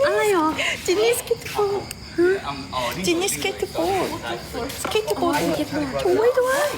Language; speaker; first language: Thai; non-native, learner; Korean